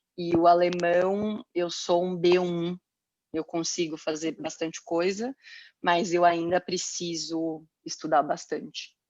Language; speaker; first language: Portuguese; native; Portuguese